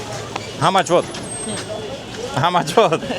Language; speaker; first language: English; non-native, learner; Slovak